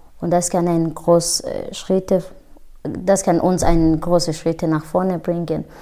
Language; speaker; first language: German; non-native, fluent; Kinyarwanda